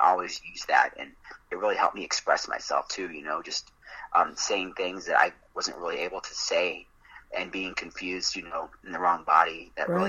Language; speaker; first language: English; native; English